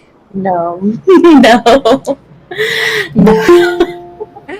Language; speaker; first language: Portuguese; non-native, fluent; English